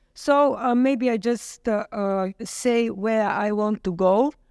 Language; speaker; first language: English; non-native, fluent; Slovenian